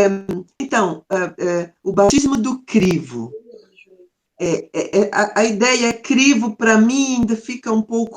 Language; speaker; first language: Portuguese; non-native, learner; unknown